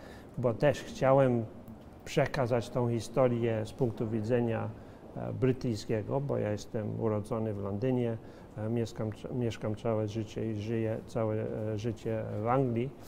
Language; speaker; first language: Polish; early bilingual, heritage; Polish